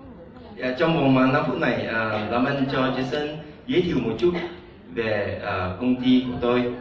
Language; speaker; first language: Vietnamese; non-native, fluent; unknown